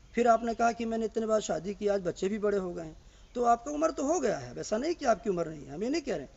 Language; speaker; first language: Hindi; native; Hindi